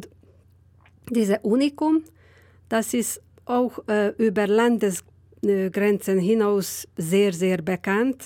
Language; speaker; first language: German; non-native, fluent; Hungarian